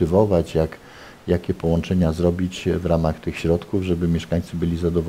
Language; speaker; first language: Polish; native; Polish